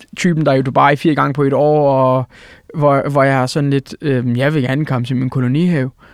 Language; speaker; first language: Danish; early bilingual, other home language; Turkish